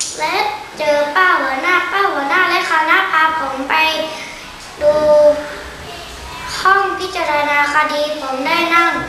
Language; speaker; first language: Thai; native; Thai